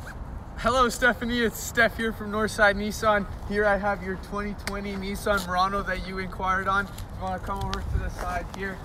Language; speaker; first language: English; native; English